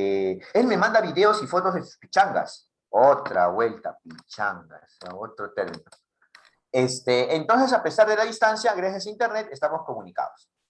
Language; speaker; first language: Spanish; native; Spanish